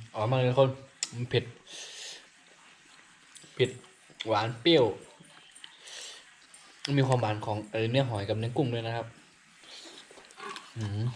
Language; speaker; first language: Thai; native; Thai